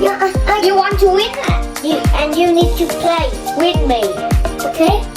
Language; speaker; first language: English; non-native, learner; Vietnamese